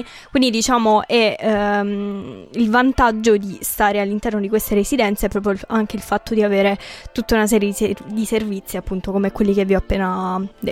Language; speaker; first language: Italian; native; Italian